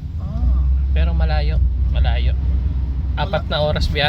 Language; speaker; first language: Filipino; native; Filipino